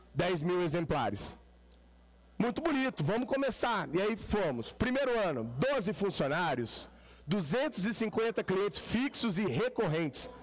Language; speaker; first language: Portuguese; native; Portuguese